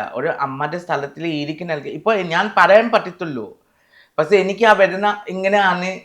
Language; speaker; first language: Malayalam; non-native, fluent; Assamese